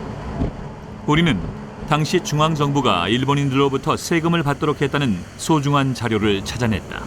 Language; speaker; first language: Korean; native; Korean